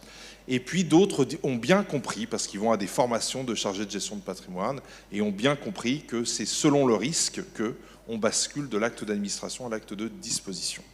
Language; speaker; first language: French; native; French